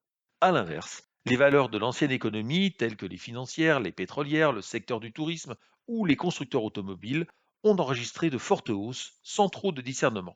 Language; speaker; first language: French; native; French